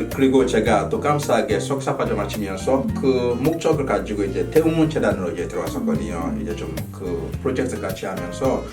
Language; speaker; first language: Korean; non-native, fluent; Yoruba